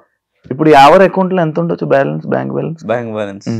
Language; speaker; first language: Telugu; native; Telugu